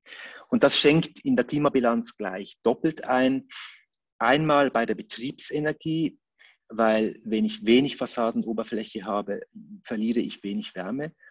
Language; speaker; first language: German; native; German